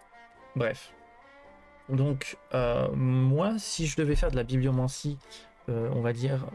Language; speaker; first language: French; native; French